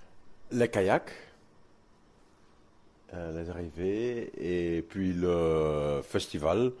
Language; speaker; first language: French; non-native, local second language; Dutch